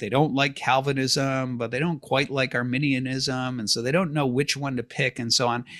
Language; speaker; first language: English; native; English